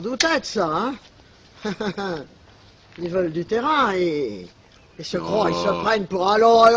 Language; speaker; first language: French; native; French